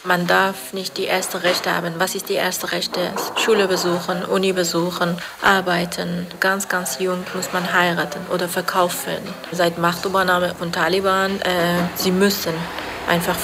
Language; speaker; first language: German; non-native, fluent; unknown